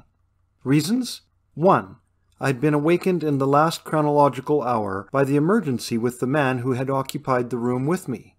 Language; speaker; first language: English; native; English